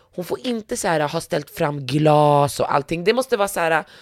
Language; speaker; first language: Swedish; early bilingual, other home language; Arabic